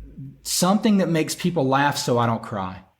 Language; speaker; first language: English; native; English